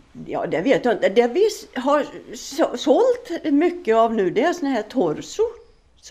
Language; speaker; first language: Swedish; native; Swedish